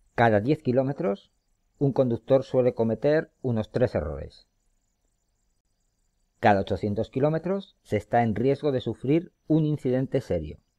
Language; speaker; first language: Spanish; native; Spanish